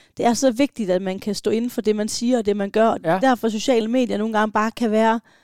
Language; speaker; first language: Danish; native; Danish